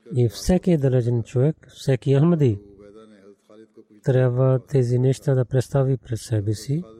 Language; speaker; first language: Bulgarian; non-native, learner; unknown